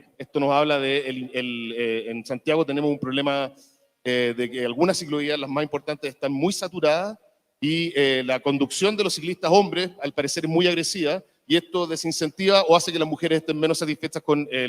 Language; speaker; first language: Spanish; native; Spanish